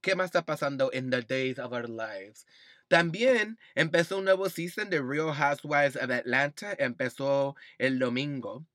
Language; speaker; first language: Spanish; early bilingual, heritage; Spanish